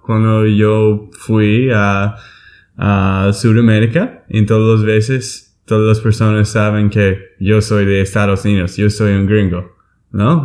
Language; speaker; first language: Spanish; non-native, learner; English